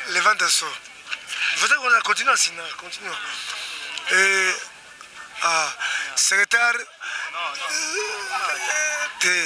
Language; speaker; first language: Portuguese; non-native, learner; Lingala